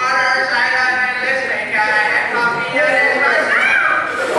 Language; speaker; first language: English; non-native, learner; Vietnamese